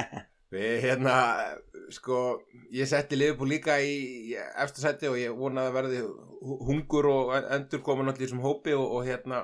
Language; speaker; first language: Icelandic; native; Icelandic